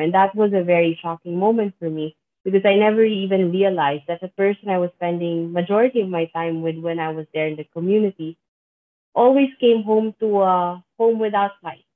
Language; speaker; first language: English; non-native, local second language; Filipino